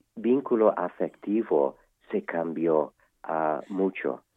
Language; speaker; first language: Spanish; non-native, fluent; English